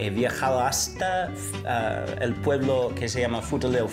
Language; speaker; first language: Spanish; non-native, fluent; English